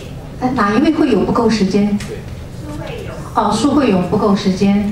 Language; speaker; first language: Chinese; native; Chinese